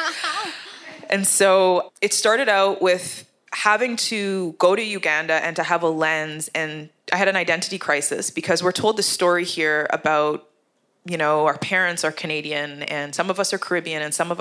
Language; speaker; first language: English; native; English